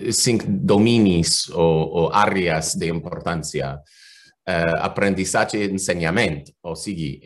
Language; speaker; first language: Catalan; non-native, fluent; English